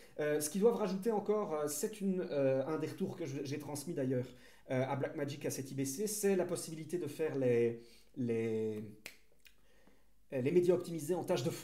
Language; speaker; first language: French; native; French